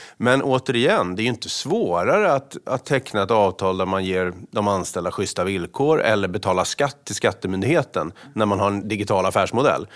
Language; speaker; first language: Swedish; native; Swedish